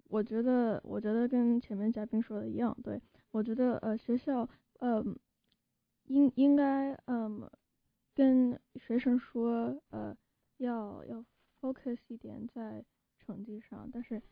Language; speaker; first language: Chinese; early bilingual, heritage; Chinese